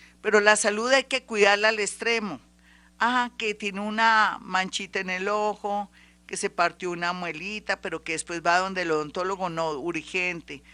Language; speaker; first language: Spanish; native; Spanish